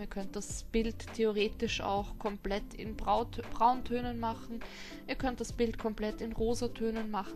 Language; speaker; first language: German; native; German